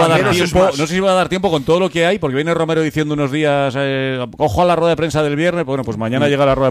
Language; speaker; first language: Spanish; native; Spanish